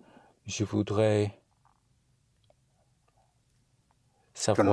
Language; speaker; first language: French; non-native, learner; English